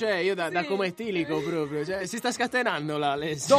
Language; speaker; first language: Italian; native; Italian